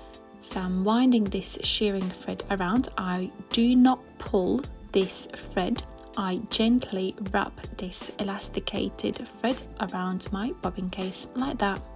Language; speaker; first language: English; non-native, fluent; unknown